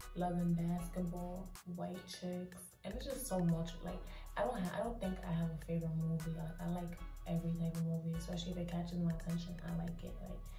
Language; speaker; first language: English; native; English